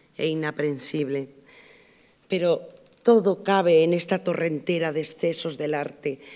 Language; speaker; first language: Spanish; native; Spanish